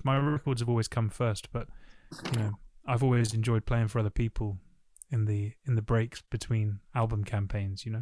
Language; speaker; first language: English; native; English